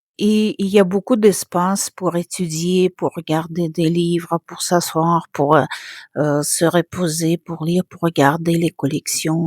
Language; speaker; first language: French; non-native, fluent; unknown